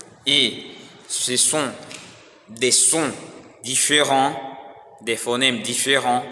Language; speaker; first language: French; non-native, learner; Spanish